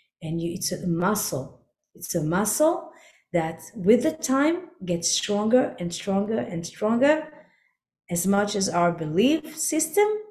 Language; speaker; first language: English; non-native, fluent; Hebrew